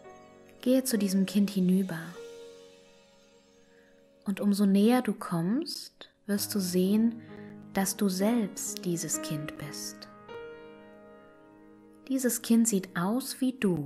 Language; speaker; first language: German; native; German